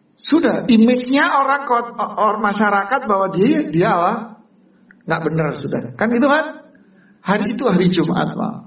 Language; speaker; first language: Indonesian; native; Indonesian